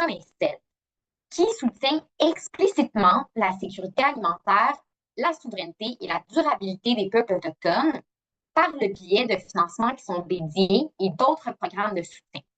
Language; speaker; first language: French; native; French